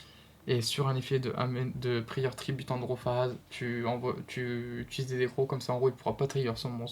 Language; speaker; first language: French; native; French